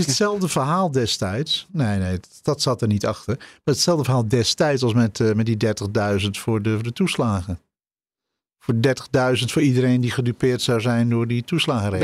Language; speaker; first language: Dutch; native; Dutch